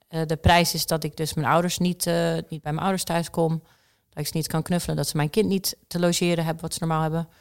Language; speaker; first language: Dutch; early bilingual, other home language; Czech